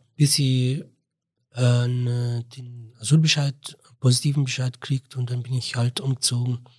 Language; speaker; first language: German; non-native, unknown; Arabic